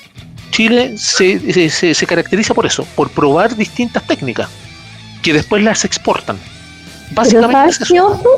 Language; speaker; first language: Spanish; native; Spanish